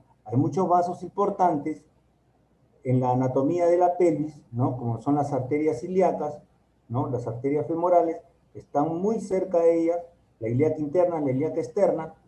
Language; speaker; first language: Spanish; native; Spanish